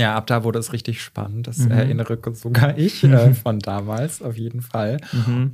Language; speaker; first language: German; native; German